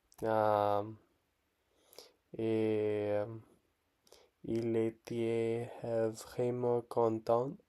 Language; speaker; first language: French; non-native, learner; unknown